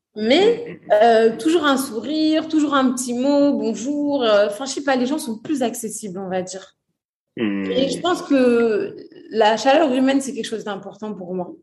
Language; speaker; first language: French; early bilingual, other home language; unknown